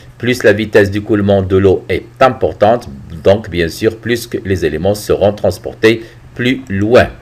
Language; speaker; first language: French; non-native, local second language; Arabic